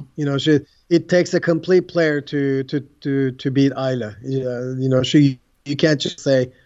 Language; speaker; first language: English; non-native, fluent; Turkish